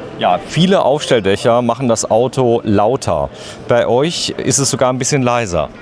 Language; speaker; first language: German; native; German